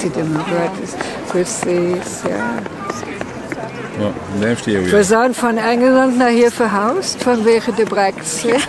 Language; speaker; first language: Dutch; non-native, fluent; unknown